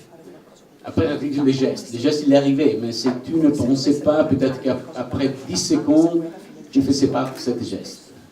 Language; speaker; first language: French; non-native, learner; Italian